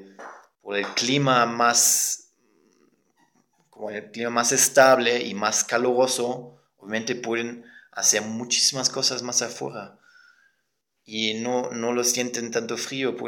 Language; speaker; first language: Spanish; non-native, fluent; German